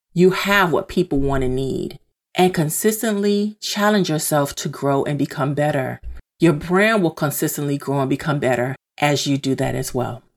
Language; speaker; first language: English; native; English